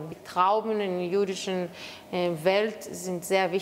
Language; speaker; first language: German; non-native, fluent; Hebrew